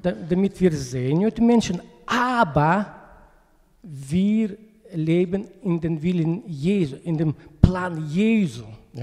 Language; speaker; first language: German; non-native, learner; Russian